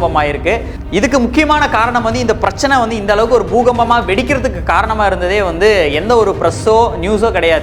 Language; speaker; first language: Tamil; native; Tamil